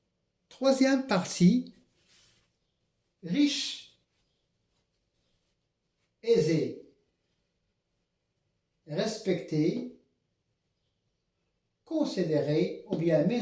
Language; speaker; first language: French; non-native, local second language; Arabic